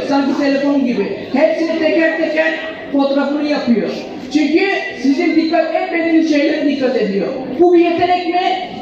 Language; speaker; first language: Turkish; early bilingual, heritage; Turkish